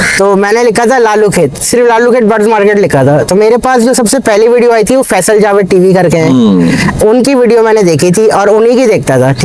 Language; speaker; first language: Urdu; native; Urdu